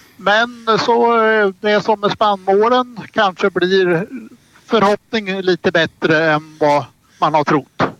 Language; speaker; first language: Swedish; native; Swedish